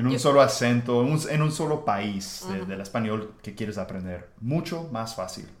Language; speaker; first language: Spanish; non-native, fluent; English